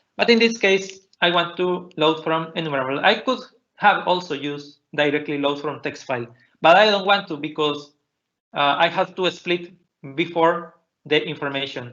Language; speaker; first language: English; non-native, fluent; Spanish